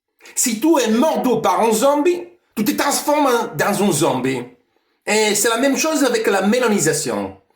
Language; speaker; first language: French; non-native, fluent; Italian